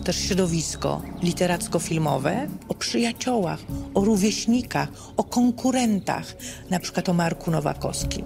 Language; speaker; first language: Polish; native; Polish